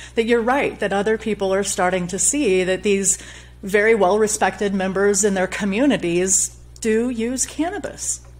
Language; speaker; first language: English; native; English